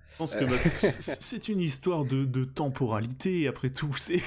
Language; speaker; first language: French; native; French